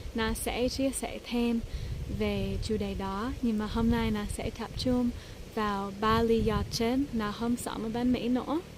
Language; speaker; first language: Vietnamese; early bilingual, heritage; English